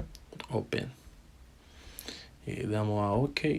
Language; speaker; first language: Spanish; non-native, fluent; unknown